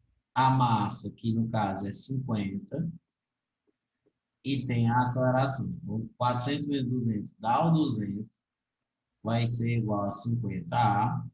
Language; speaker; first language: Portuguese; native; Portuguese